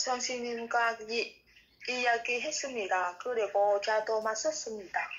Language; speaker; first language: Korean; non-native, learner; Vietnamese